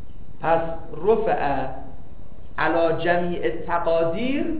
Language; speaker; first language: Persian; native; Persian